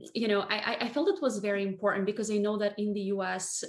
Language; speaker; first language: English; non-native, fluent; Russian